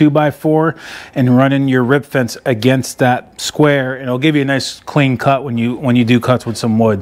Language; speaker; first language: English; native; English